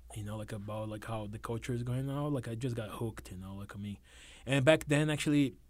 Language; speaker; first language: English; non-native, fluent; Portuguese